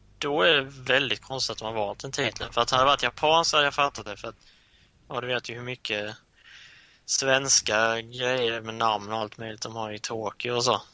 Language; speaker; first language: Swedish; native; Swedish